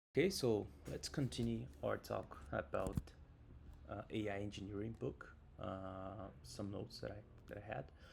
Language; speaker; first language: English; non-native, fluent; Portuguese